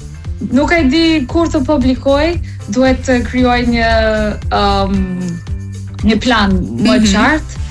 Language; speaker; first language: Albanian; early bilingual, heritage; English